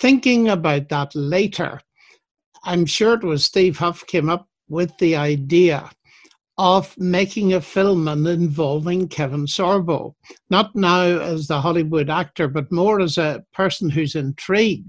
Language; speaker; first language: English; native; English